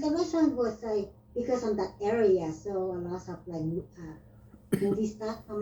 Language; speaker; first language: English; non-native, learner; Vietnamese